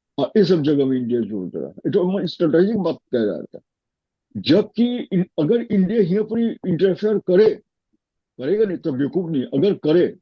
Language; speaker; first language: Hindi; non-native, fluent; Bangla